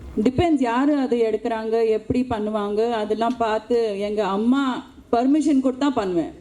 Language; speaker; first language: Tamil; non-native, local second language; Hindi